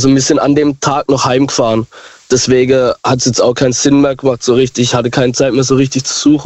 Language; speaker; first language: German; native; German